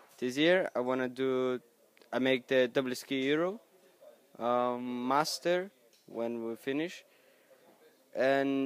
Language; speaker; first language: English; non-native, learner; Portuguese